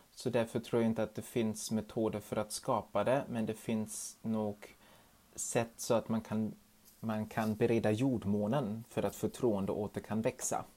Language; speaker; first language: Swedish; non-native, fluent; German